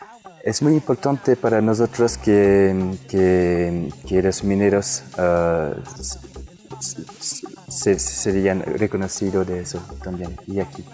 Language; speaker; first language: Spanish; non-native, fluent; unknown